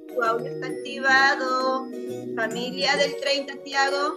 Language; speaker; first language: Spanish; native; Spanish